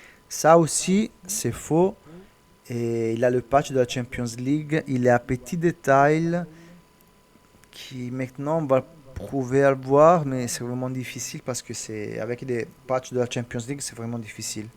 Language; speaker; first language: French; non-native, learner; Italian